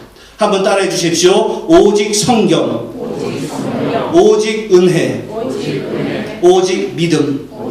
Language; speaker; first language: Korean; native; Korean